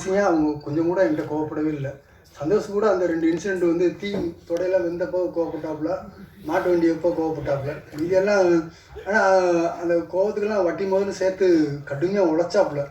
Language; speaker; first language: Tamil; native; Tamil